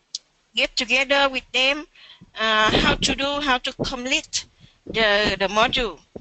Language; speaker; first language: English; non-native, learner; Vietnamese